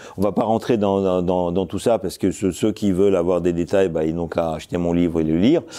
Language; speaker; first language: French; non-native, fluent; Russian